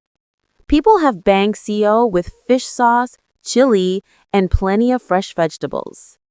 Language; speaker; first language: English; non-native, learner; Vietnamese